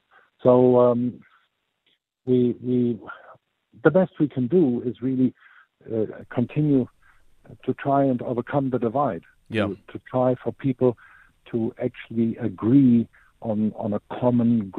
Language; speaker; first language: English; non-native, fluent; German